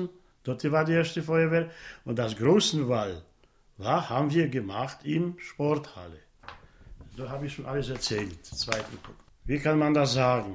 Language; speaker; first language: German; non-native, local second language; Polish